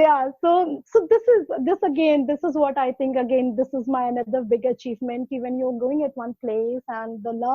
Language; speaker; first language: English; non-native, local second language; Hindi